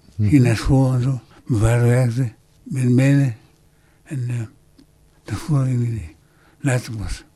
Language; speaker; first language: Dutch; early bilingual, other home language; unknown